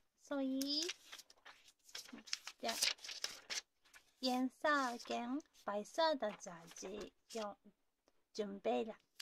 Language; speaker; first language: Chinese; non-native, learner; Japanese